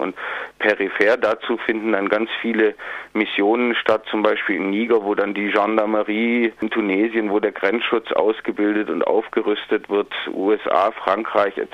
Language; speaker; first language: German; native; German